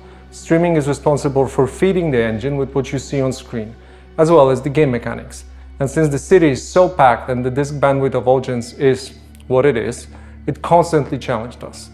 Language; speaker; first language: English; non-native, fluent; Polish